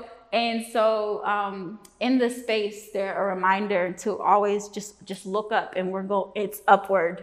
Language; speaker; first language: English; native; English